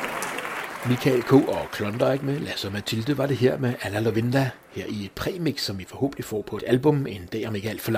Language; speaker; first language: Danish; native; Danish